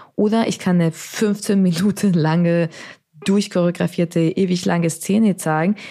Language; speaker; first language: German; non-native, fluent; Spanish